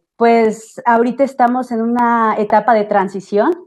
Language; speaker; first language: Spanish; native; Spanish